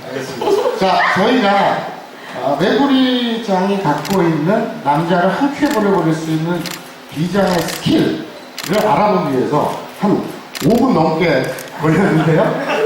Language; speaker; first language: Korean; native; Korean